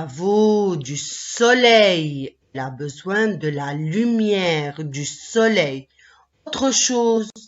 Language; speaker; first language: French; non-native, local second language; Arabic